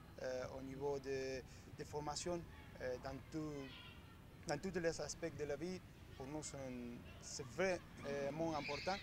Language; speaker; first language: French; non-native, learner; Spanish